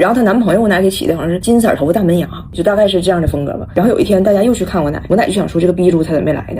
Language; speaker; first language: Chinese; native; Chinese